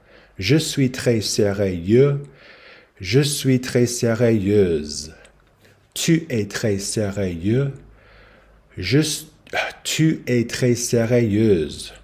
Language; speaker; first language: French; non-native, learner; English